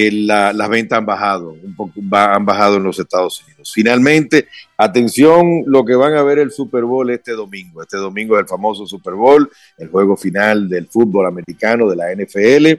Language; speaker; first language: Spanish; native; Spanish